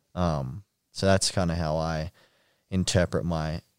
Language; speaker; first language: English; native; English